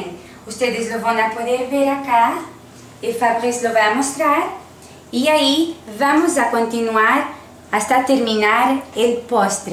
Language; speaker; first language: Spanish; native; Spanish